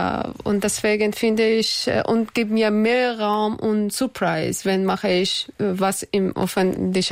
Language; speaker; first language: German; non-native, learner; Persian